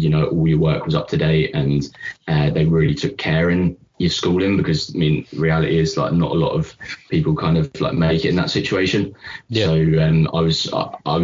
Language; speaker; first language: English; native; English